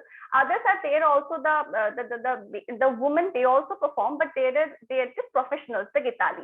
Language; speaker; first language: English; non-native, local second language; Bangla